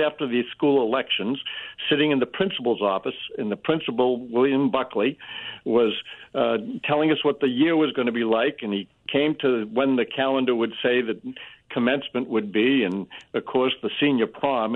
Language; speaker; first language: English; native; English